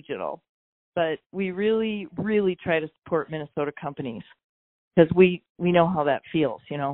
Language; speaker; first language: English; native; English